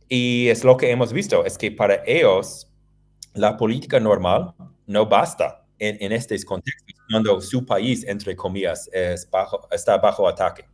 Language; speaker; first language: Spanish; non-native, fluent; English